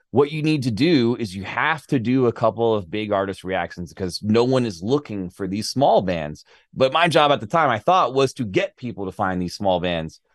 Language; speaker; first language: English; native; English